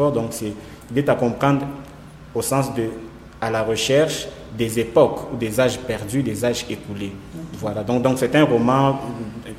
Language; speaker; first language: French; non-native, local second language; Swahili